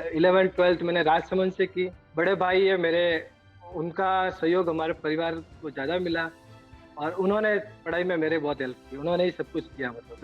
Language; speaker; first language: Hindi; native; Hindi